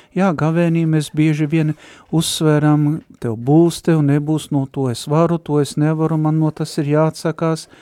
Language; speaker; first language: Latvian; native; Latvian